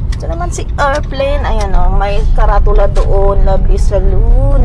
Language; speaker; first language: Filipino; native; Filipino